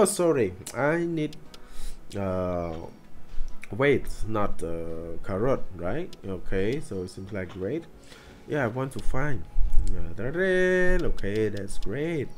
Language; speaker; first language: English; non-native, learner; Khmer